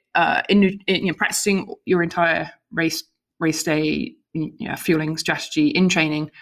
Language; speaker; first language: English; native; English